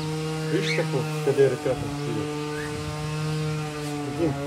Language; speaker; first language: Bulgarian; non-native, learner; Russian